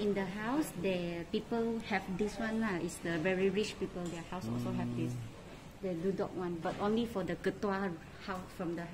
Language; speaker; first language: English; non-native, learner; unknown